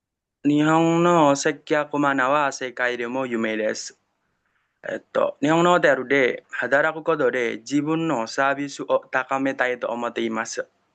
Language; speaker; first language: Japanese; non-native, learner; Indonesian